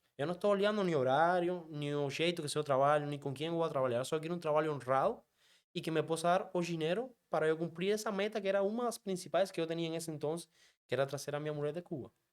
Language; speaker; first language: Portuguese; non-native, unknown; Spanish